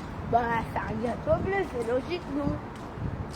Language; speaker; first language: French; early bilingual, other home language; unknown